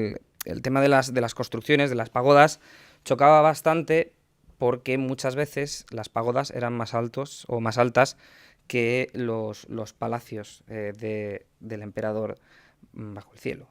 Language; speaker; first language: Spanish; native; Spanish